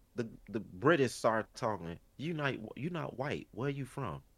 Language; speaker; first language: English; early bilingual, other home language; Haitian Creole